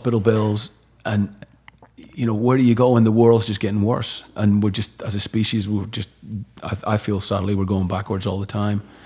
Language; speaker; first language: English; native; English